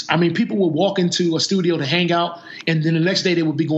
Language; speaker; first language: English; native; English